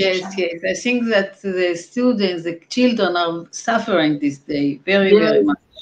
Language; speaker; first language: English; non-native, fluent; Hebrew